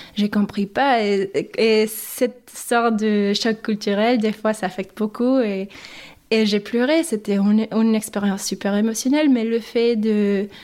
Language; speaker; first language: French; non-native, fluent; English